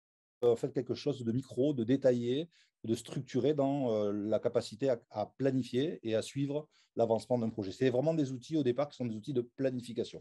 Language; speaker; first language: French; native; French